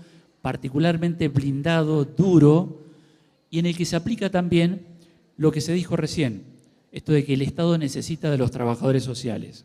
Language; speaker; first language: Spanish; native; Spanish